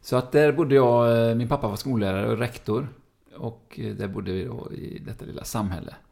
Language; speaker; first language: Swedish; native; Swedish